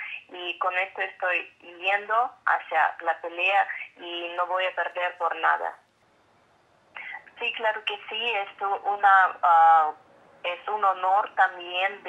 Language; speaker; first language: Spanish; non-native, fluent; Russian